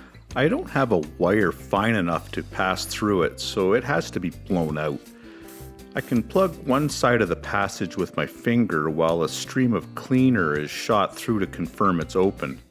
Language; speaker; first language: English; native; English